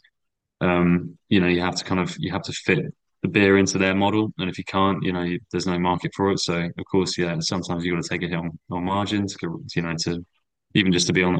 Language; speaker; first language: English; native; English